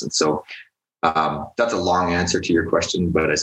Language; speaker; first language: English; native; English